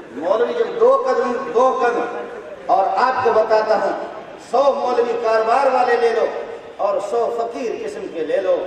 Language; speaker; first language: Urdu; non-native, local second language; Brahui